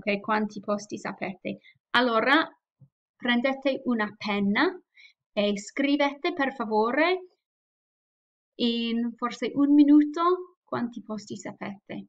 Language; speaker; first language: Italian; non-native, fluent; English